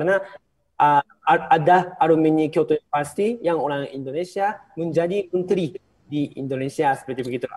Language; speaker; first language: Indonesian; non-native, fluent; Japanese